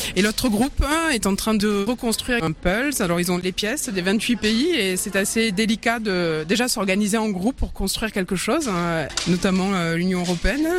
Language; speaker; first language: French; native; French